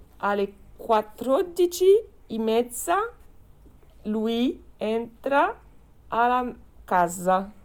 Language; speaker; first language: Italian; non-native, learner; French